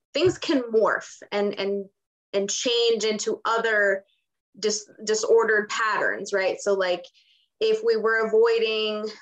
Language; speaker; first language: English; non-native, fluent; Ukrainian